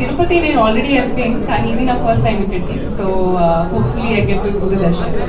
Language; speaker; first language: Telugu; non-native, learner; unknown